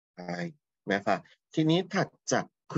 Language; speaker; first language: Japanese; non-native, fluent; Thai